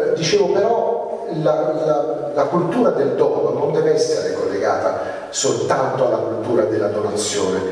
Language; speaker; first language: Italian; native; Italian